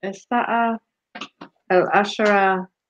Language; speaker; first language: Arabic; non-native, learner; English